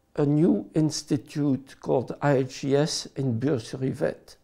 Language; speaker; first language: English; non-native, fluent; French